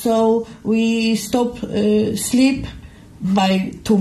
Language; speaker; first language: English; non-native, learner; Polish